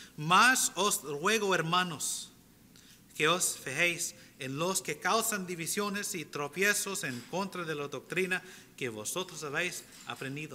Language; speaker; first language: Spanish; early bilingual, heritage; English